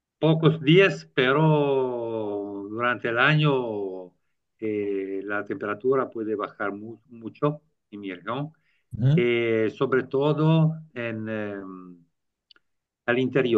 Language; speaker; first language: Spanish; non-native, learner; Italian